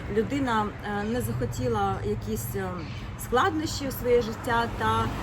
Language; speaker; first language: Ukrainian; native; Ukrainian